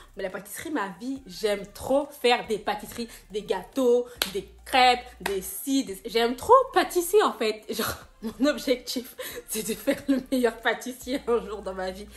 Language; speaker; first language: French; native; French